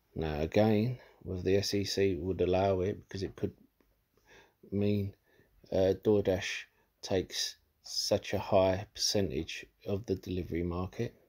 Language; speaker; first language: English; native; English